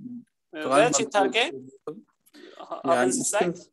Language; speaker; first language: German; non-native, learner; Turkish